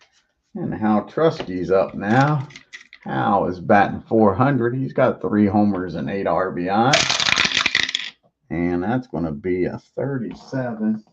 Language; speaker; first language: English; native; English